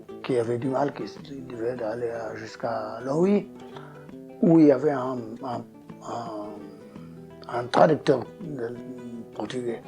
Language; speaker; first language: French; non-native, fluent; Portuguese